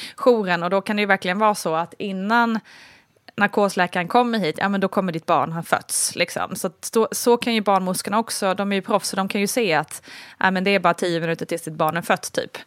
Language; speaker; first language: Swedish; native; Swedish